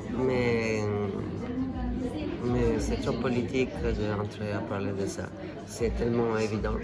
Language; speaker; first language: French; non-native, fluent; Italian